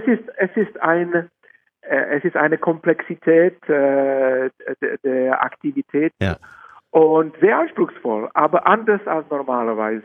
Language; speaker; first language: German; non-native, fluent; Czech